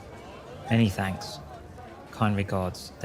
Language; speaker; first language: English; native; English